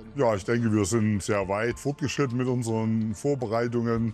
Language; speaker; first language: German; native; German